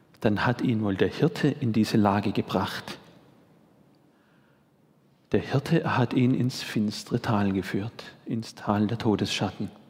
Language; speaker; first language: German; native; German